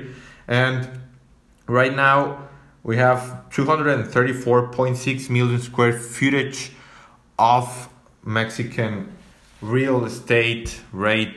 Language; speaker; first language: English; non-native, fluent; Spanish